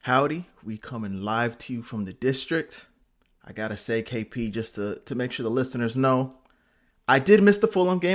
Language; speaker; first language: English; native; English